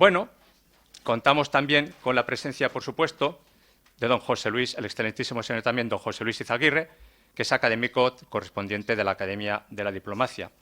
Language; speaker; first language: Spanish; native; Spanish